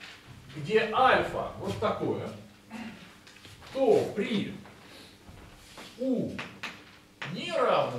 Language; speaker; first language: Russian; native; Russian